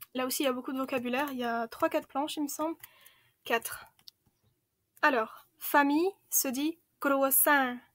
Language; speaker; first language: French; early bilingual, other home language; Khmer